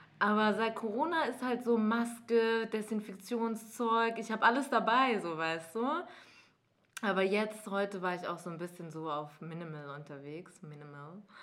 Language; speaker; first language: German; early bilingual, other home language; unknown